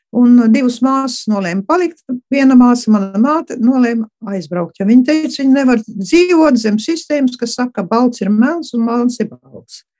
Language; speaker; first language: Latvian; early bilingual, heritage; Latvian